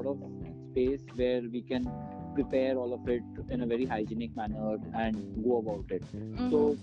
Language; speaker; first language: English; non-native, local second language; Bangla